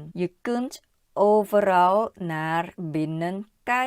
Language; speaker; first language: Dutch; non-native, learner; Thai